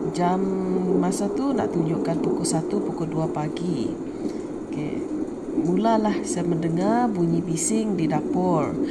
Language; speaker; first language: Malay; non-native, local second language; Iban